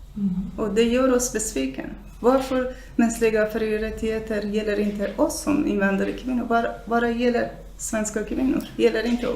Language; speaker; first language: Swedish; non-native, fluent; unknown